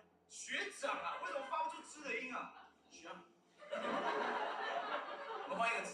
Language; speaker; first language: Chinese; native; Chinese